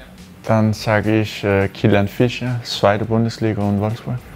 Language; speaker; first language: German; non-native, fluent; Danish